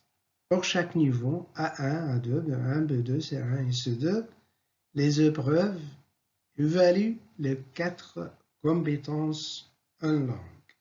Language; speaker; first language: French; non-native, fluent; Arabic